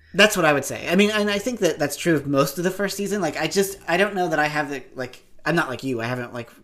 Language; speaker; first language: English; native; English